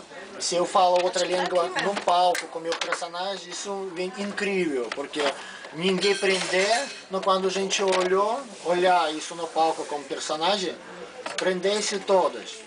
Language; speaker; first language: Portuguese; non-native, learner; Russian